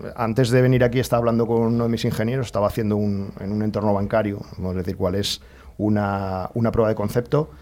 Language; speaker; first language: Spanish; native; Spanish